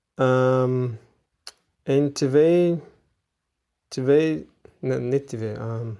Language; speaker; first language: Dutch; non-native, learner; Portuguese